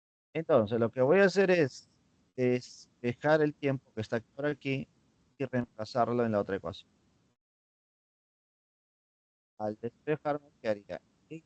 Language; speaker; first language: Spanish; native; Spanish